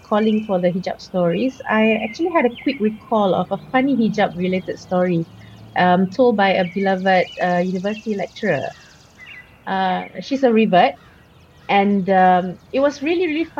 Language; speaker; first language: English; non-native, local second language; Malay